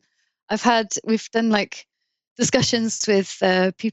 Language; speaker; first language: English; native; English